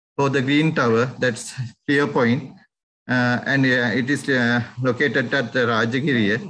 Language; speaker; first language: English; non-native, local second language; Sinhala